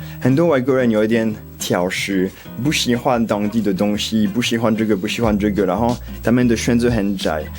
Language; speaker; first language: Chinese; non-native, fluent; French